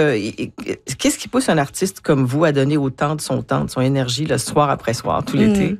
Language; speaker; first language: French; native; French